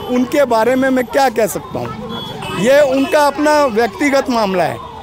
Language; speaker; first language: Hindi; native; Hindi